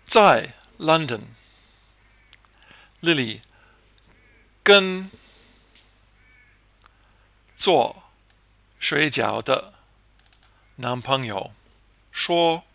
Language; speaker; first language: Chinese; non-native, fluent; English